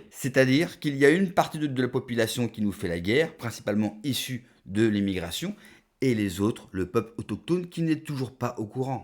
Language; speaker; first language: French; native; French